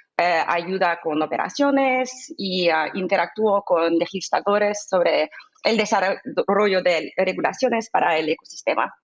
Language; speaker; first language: Spanish; non-native, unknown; English